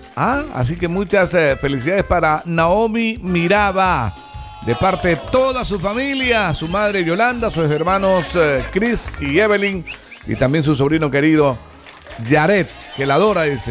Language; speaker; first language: Spanish; native; Spanish